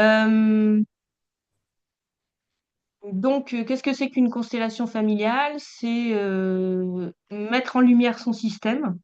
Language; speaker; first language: French; native; French